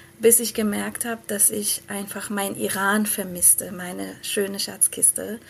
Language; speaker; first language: German; early bilingual, other home language; Persian